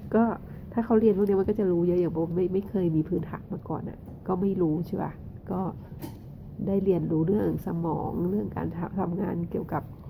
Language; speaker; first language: Thai; native; Thai